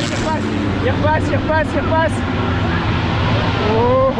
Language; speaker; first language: French; native; French